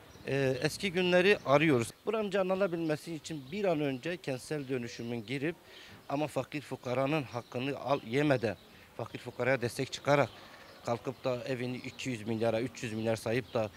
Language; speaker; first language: Turkish; native; Turkish